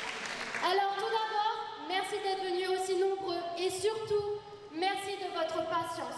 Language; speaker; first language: French; native; French